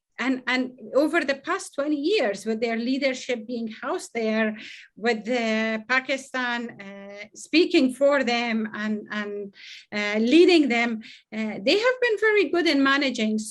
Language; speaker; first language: English; non-native, fluent; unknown